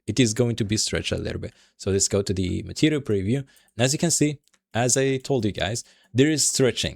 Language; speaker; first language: English; non-native, fluent; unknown